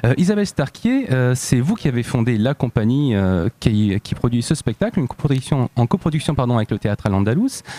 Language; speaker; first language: French; native; French